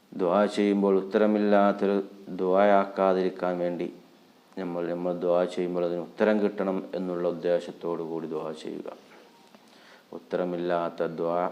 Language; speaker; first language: Malayalam; native; Malayalam